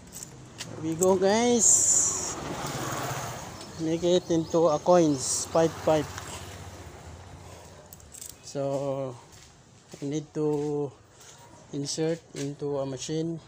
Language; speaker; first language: English; non-native, learner; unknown